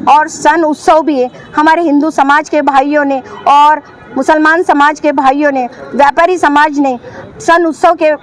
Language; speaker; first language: Hindi; native; Hindi